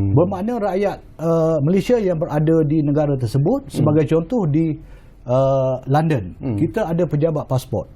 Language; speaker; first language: Malay; native; Malay